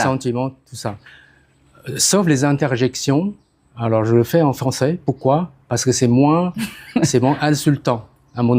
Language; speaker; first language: French; non-native, fluent; Khmer